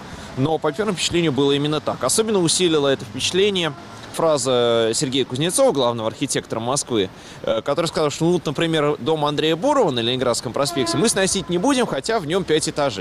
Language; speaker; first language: Russian; native; Russian